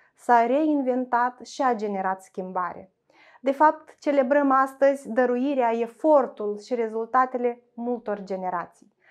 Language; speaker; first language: Romanian; native; Romanian